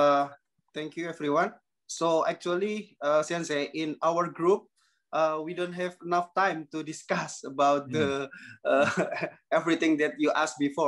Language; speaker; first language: English; non-native, learner; Indonesian